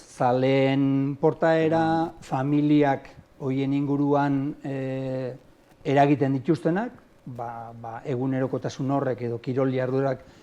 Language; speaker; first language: Basque; native; Basque